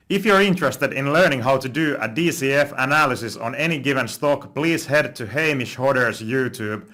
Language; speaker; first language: English; non-native, fluent; Finnish